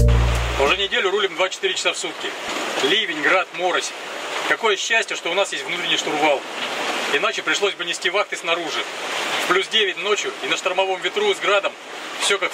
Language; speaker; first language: Russian; native; Russian